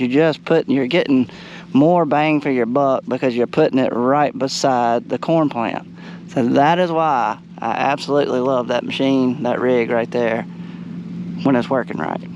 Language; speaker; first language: English; native; English